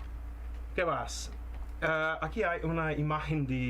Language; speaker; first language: Spanish; non-native, fluent; Portuguese